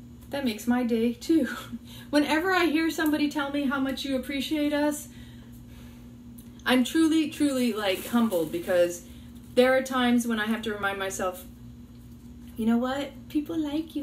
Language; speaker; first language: English; early bilingual, other home language; Italian